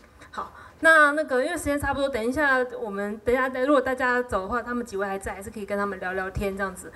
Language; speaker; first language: Chinese; native; Chinese